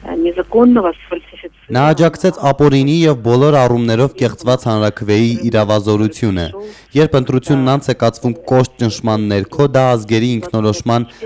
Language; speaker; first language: Armenian; native; Armenian